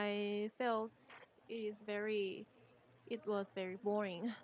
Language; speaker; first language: English; non-native, learner; Korean